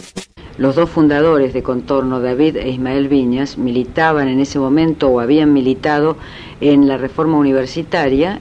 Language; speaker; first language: Spanish; native; Spanish